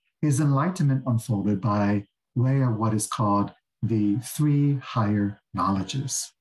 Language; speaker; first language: English; native; English